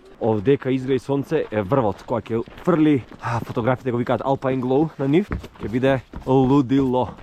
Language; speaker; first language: Macedonian; native; Macedonian